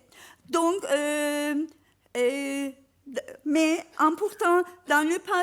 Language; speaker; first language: French; non-native, fluent; Turkish